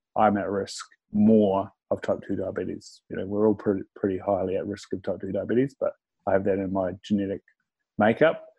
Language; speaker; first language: English; native; English